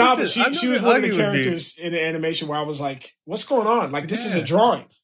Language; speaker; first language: English; native; English